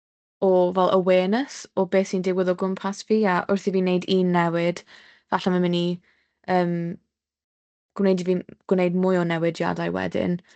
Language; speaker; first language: Welsh; non-native, local second language; English